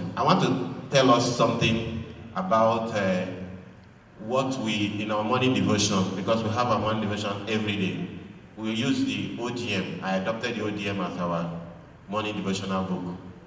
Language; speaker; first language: English; non-native, local second language; Igbo